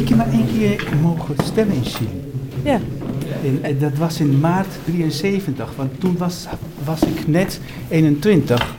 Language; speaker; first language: Dutch; non-native, fluent; Spanish